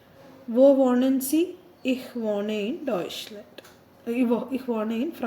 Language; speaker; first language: German; non-native, learner; Malayalam